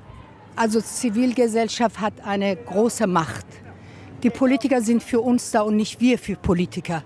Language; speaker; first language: German; non-native, fluent; Persian